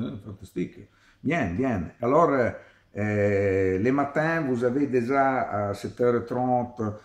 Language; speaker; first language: French; non-native, learner; Italian